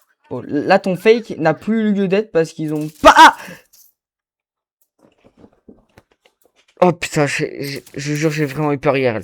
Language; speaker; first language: French; native; French